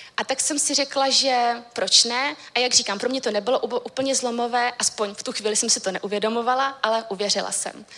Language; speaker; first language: Czech; native; Czech